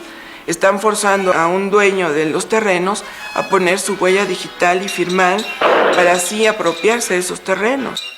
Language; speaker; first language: Spanish; native; Spanish